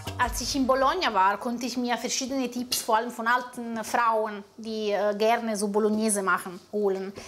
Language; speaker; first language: German; non-native, fluent; Italian